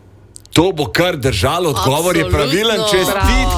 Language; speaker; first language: Slovenian; native; Slovenian